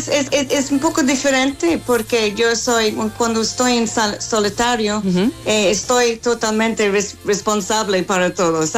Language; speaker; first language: Spanish; non-native, learner; English